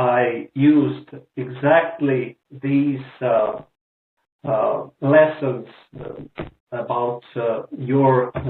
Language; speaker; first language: English; non-native, learner; Estonian